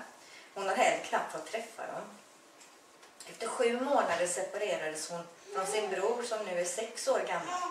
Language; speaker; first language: Swedish; native; Swedish